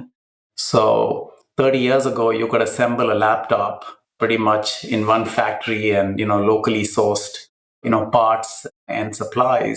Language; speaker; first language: English; non-native, local second language; Malayalam